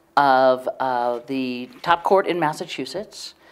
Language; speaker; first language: English; native; English